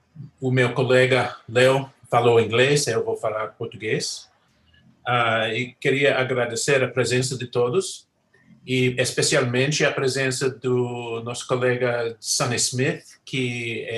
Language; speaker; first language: Portuguese; non-native, fluent; English